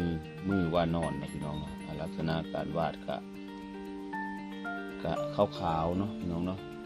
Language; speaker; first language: Thai; non-native, local second language; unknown